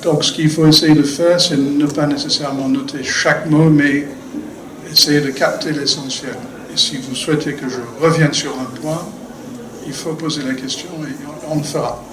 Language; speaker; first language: French; non-native, fluent; English